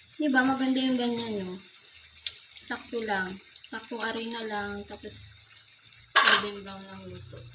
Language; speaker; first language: Filipino; non-native, local second language; Bikol